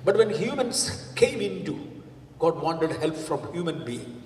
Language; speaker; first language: English; non-native, local second language; Malayalam